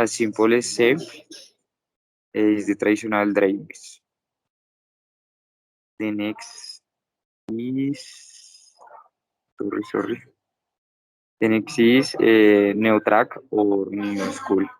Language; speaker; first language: English; non-native, learner; Spanish